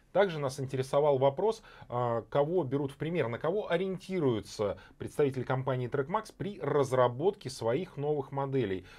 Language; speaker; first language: Russian; native; Russian